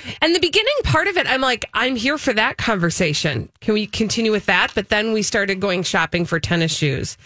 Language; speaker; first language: English; native; English